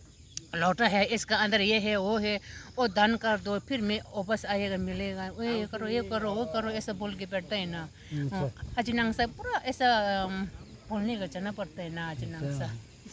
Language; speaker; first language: Hindi; non-native, local second language; Tibetan